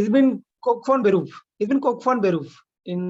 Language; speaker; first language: German; non-native, learner; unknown